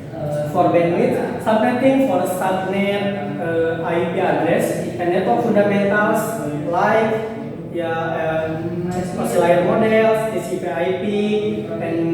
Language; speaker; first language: English; non-native, learner; Indonesian